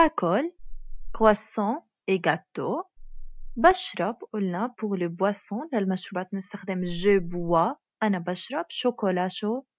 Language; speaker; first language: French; non-native, fluent; Arabic